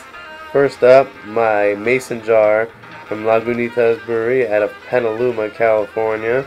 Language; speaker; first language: English; native; English